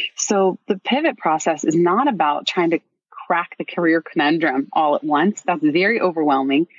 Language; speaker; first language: English; native; English